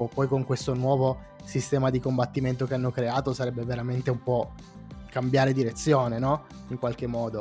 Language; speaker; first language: Italian; native; Italian